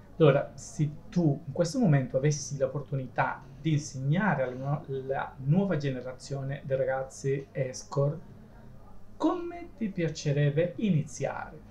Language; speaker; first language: Italian; non-native, fluent; Spanish